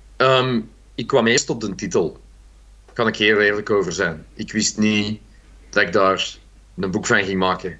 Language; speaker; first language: Dutch; native; Dutch